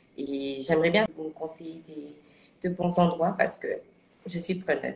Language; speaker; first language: French; native; French